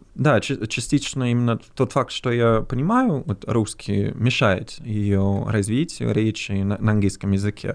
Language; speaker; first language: Russian; non-native, fluent; English